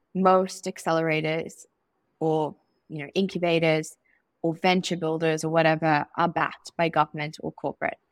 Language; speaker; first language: English; native; English